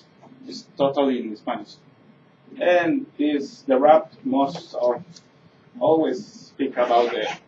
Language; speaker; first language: English; non-native, learner; Spanish